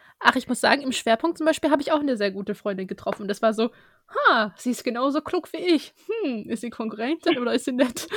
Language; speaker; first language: German; early bilingual, other home language; Russian